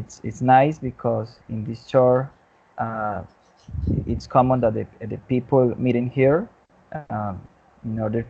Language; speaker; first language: English; non-native, learner; Spanish